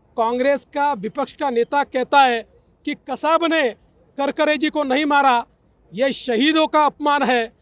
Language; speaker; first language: Hindi; non-native, local second language; Marathi